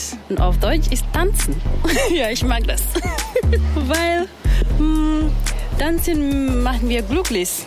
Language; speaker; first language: German; non-native, learner; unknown